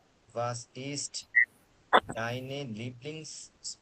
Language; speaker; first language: German; non-native, fluent; Bangla